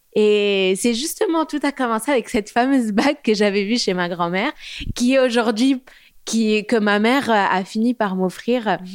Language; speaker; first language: French; non-native, local second language; Arabic